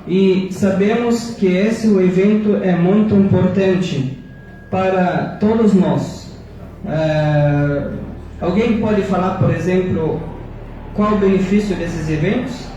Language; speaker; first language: Portuguese; non-native, fluent; Arabic